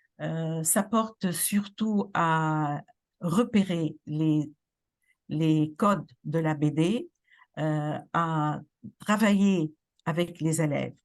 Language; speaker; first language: French; non-native, local second language; Arabic